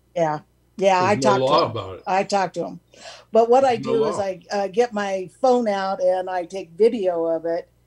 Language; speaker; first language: English; native; English